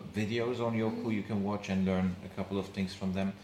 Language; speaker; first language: English; non-native, fluent; Arabic